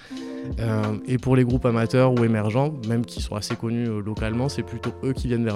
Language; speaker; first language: French; native; French